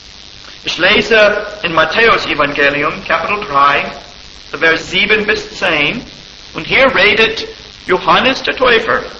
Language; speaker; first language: German; non-native, fluent; English